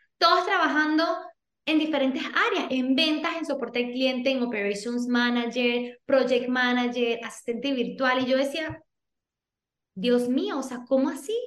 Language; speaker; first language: Spanish; early bilingual, other home language; Portuguese